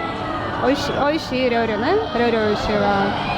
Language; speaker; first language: Japanese; non-native, learner; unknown